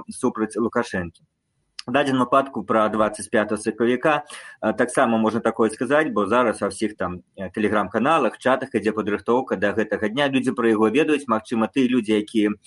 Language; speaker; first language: Belarusian; non-native, local second language; Russian